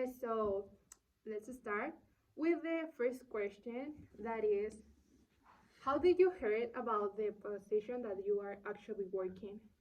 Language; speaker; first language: English; non-native, learner; Spanish